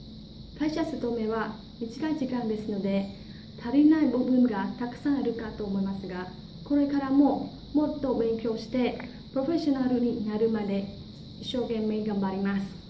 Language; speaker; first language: Japanese; non-native, learner; Khmer